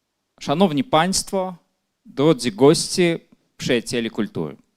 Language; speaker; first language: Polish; non-native, fluent; Belarusian